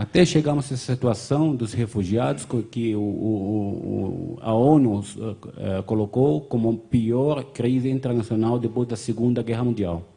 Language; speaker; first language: Portuguese; non-native, fluent; Arabic